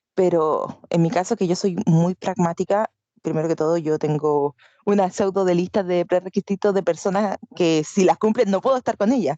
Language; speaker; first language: Spanish; native; Spanish